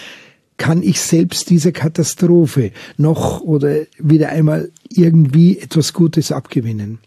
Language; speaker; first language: German; native; German